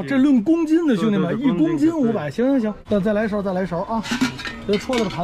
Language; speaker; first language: Chinese; native; Chinese